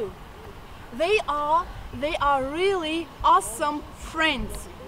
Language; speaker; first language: English; non-native, learner; Russian